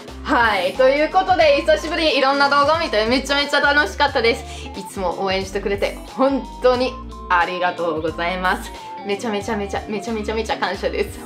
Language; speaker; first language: Japanese; non-native, fluent; Italian